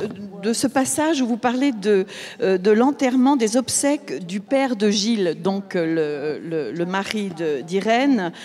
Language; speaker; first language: French; native; French